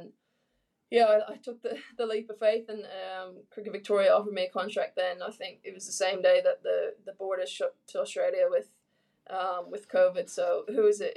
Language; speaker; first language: English; native; English